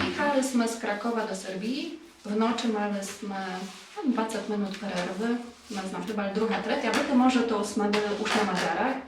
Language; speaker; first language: Polish; non-native, local second language; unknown